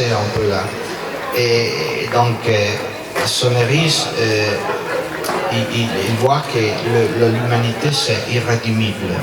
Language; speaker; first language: French; non-native, learner; Italian